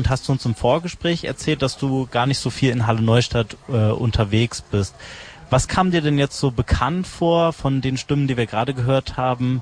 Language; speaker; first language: German; native; German